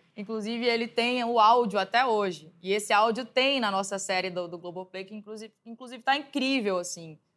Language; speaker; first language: Portuguese; native; Portuguese